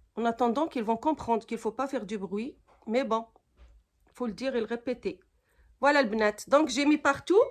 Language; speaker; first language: French; non-native, local second language; Arabic